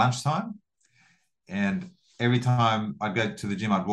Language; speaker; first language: English; early bilingual, other home language; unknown